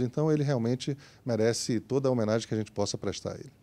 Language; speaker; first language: Portuguese; native; Portuguese